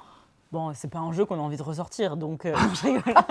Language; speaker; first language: French; native; French